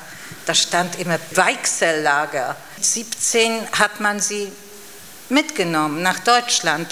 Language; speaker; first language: German; non-native, fluent; Polish